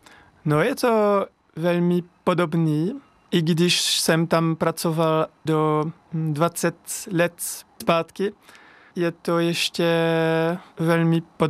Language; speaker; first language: Czech; non-native, fluent; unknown